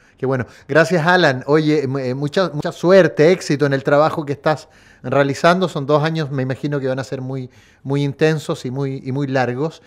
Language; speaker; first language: Spanish; native; Spanish